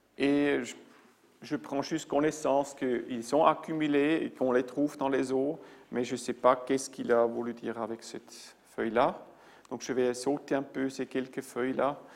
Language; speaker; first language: French; non-native, local second language; German